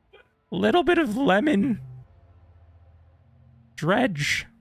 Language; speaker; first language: English; native; English